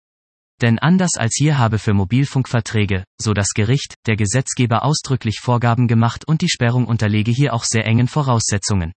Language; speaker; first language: German; native; German